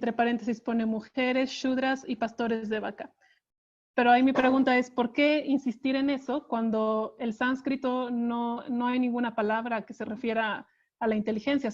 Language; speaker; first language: Spanish; native; Spanish